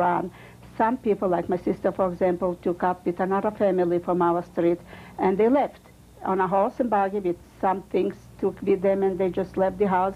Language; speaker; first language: English; non-native, fluent; Russian